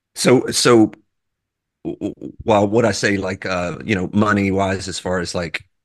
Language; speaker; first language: English; native; English